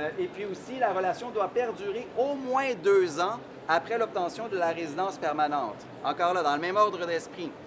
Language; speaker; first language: French; native; French